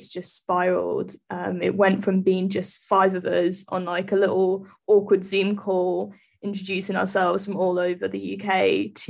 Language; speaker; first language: English; native; English